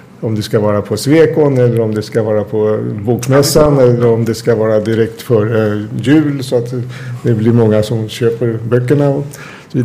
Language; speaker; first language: Swedish; native; Swedish